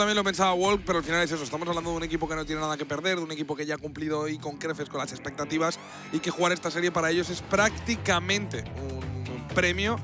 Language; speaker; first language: Spanish; native; Spanish